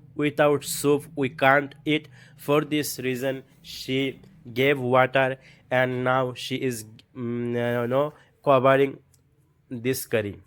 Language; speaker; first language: English; non-native, learner; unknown